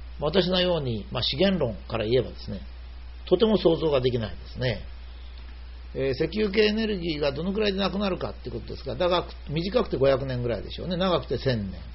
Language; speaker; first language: Japanese; native; Japanese